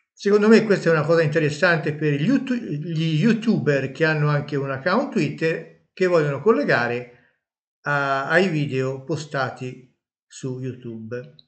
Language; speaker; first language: Italian; native; Italian